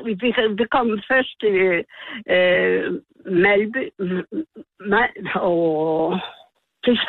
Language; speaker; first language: Danish; non-native, learner; Polish